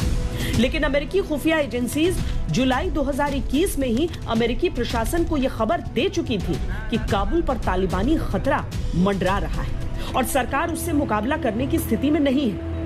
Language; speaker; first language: Hindi; native; Hindi